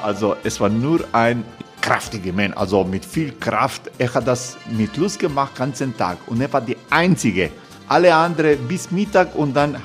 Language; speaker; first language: German; non-native, fluent; Croatian